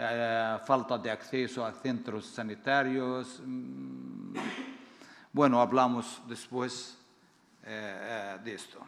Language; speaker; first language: Spanish; non-native, fluent; Arabic